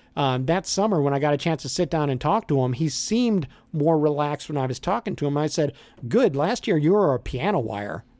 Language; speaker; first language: English; native; English